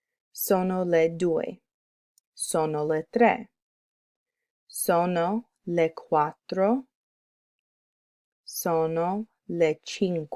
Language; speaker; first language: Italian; non-native, fluent; English